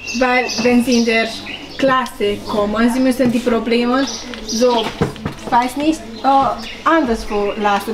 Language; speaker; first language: German; non-native, fluent; Romanian